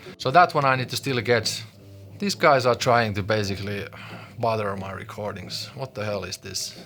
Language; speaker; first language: English; non-native, fluent; Finnish